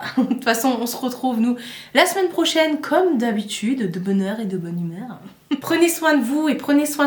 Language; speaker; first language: French; native; French